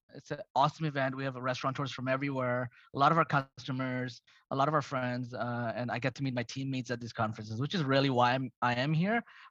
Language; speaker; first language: English; non-native, fluent; Arabic